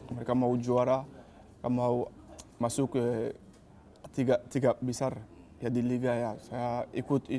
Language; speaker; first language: Malay; non-native, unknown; Bambara